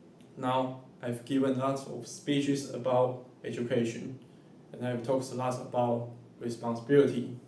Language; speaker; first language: English; non-native, learner; Chinese